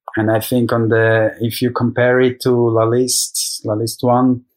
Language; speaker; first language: English; non-native, fluent; German